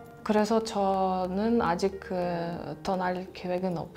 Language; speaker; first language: Korean; non-native, fluent; Russian